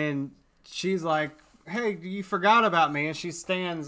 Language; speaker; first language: English; native; English